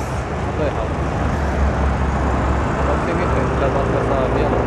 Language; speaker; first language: Portuguese; native; Portuguese